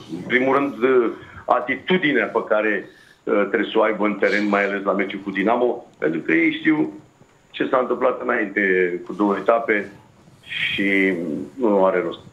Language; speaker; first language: Romanian; native; Romanian